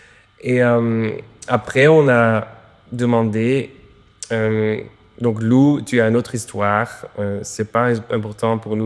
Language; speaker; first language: French; non-native, local second language; Dutch